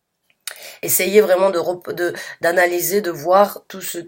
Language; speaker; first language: French; native; French